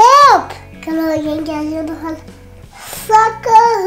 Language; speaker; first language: Portuguese; early bilingual, heritage; Portuguese